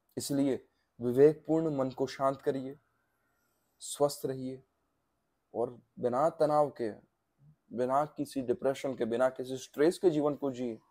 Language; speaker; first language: Hindi; non-native, local second language; Gujarati